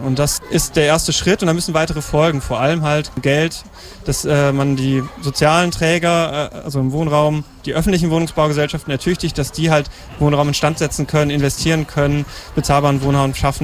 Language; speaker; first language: German; native; German